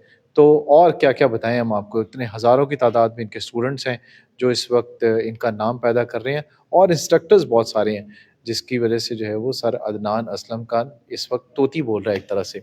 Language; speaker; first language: Urdu; native; Urdu